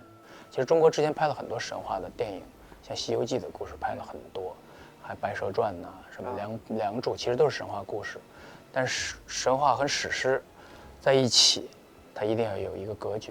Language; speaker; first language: Chinese; native; Chinese